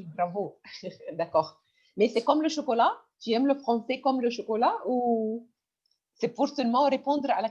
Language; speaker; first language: French; non-native, fluent; Arabic